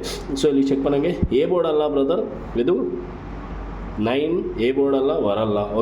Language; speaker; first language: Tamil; non-native, local second language; Kannada